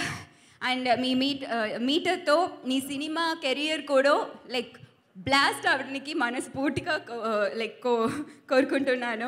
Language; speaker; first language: Telugu; non-native, learner; Tamil